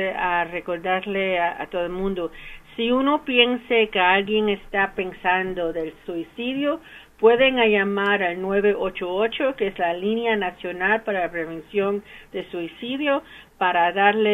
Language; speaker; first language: Spanish; early bilingual, heritage; English